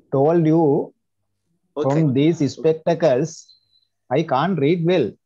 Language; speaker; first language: English; non-native, learner; Sinhala